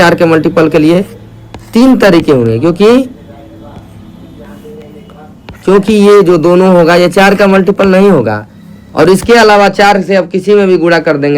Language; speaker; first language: Hindi; native; Hindi